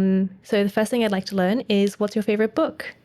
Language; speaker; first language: English; native; English